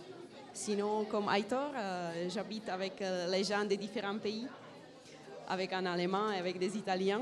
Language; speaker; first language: French; non-native, fluent; Czech